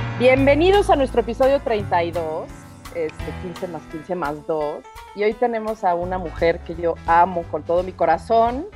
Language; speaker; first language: Spanish; native; Spanish